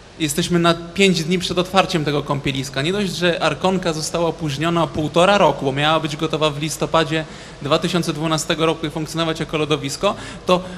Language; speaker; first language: Polish; native; Polish